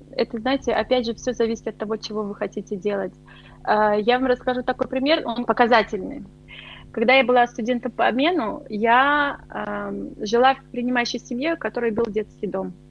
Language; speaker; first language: Russian; native; Russian